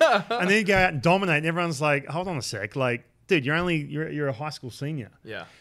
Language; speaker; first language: English; native; English